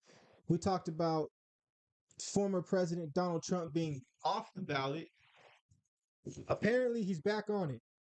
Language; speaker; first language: English; native; English